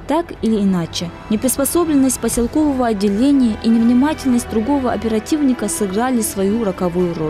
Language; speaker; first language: Russian; native; Russian